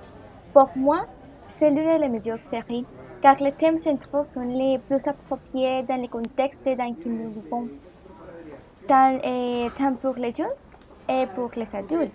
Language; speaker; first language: French; non-native, learner; Spanish